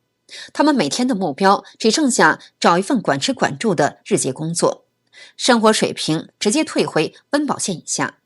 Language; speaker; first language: Chinese; native; Chinese